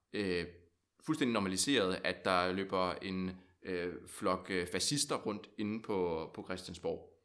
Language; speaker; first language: Danish; native; Danish